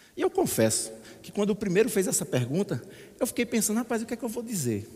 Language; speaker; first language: Portuguese; native; Portuguese